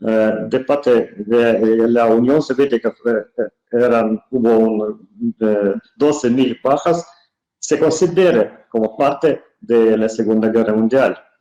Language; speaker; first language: Spanish; non-native, fluent; Russian